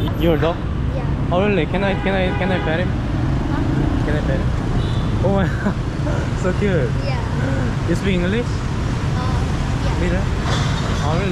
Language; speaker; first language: English; non-native, learner; Korean